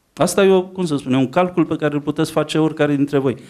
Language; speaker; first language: Romanian; native; Romanian